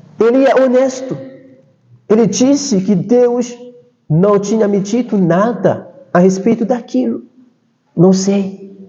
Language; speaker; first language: Portuguese; non-native, fluent; Haitian Creole